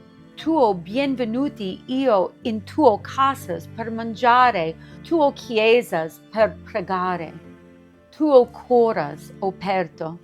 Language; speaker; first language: Italian; non-native, learner; English